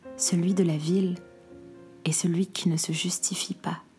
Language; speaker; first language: French; non-native, local second language; Arabic